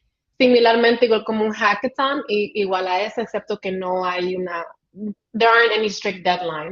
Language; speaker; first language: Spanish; early bilingual, heritage; Spanish